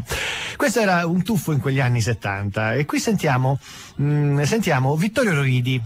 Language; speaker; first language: Italian; native; Italian